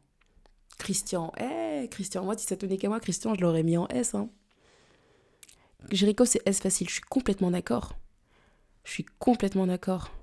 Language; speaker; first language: French; native; French